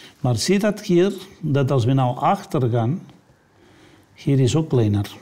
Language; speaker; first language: Dutch; non-native, fluent; Catalan